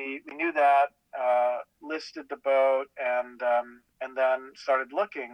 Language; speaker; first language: English; native; English